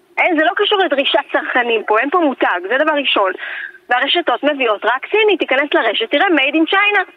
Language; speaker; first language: Hebrew; native; Hebrew